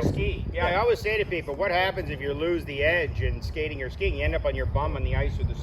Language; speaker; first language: English; native; English